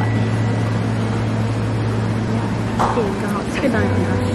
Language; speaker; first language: Chinese; native; Chinese